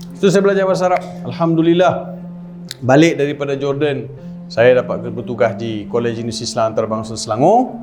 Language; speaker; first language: Malay; non-native, local second language; Tamil